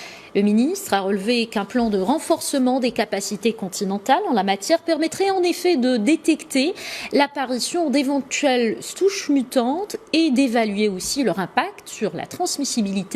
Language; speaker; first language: French; non-native, local second language; Arabic